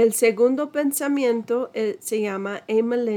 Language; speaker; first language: Spanish; non-native, fluent; English